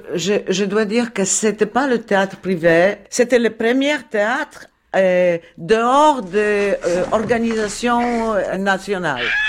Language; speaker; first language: French; non-native, learner; Polish